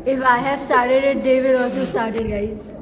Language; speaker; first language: English; non-native, local second language; Hindi